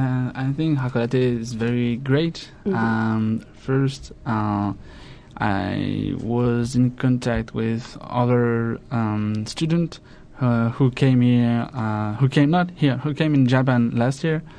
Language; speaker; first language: English; non-native, fluent; French